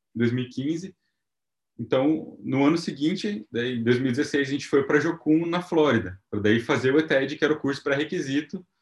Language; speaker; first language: Portuguese; native; Portuguese